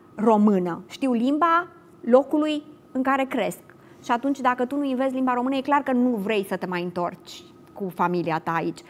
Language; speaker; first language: Romanian; native; Romanian